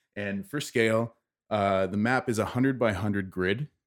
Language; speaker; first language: English; native; English